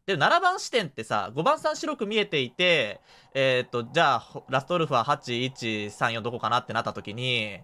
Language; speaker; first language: Japanese; native; Japanese